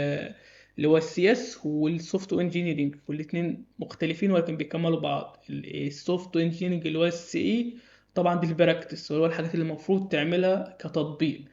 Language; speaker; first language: Arabic; native; Arabic